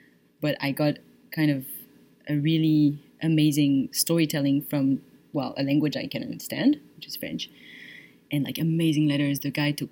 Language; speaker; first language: English; non-native, fluent; French